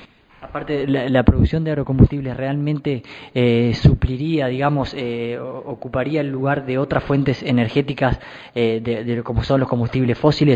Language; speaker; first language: Spanish; native; Spanish